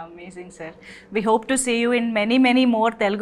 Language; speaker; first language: English; non-native, local second language; Telugu